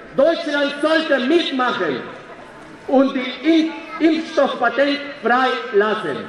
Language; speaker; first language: German; non-native, learner; Spanish